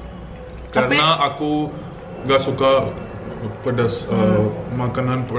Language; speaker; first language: Indonesian; non-native, learner; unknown